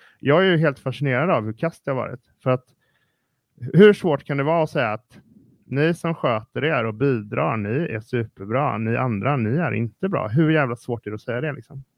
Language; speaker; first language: Swedish; native; Swedish